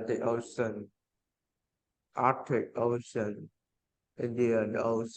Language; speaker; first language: English; non-native, learner; Vietnamese